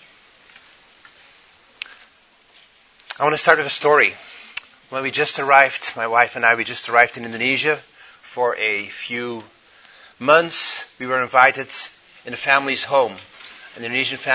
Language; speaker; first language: English; non-native, fluent; Dutch